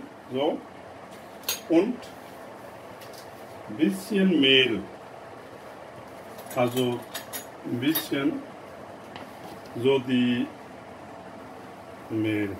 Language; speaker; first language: German; non-native, learner; Urdu